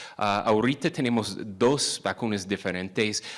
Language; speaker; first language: Spanish; non-native, fluent; English